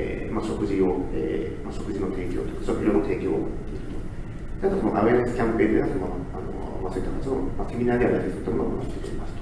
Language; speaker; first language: Japanese; native; Japanese